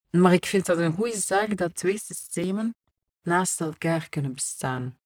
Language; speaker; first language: Dutch; native; Dutch